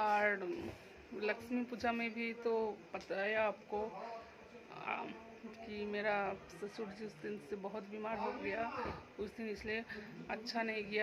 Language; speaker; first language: Hindi; non-native, local second language; Bangla